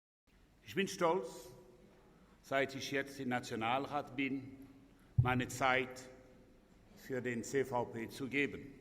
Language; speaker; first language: German; non-native, local second language; French